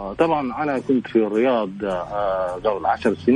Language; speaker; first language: Arabic; non-native, fluent; Japanese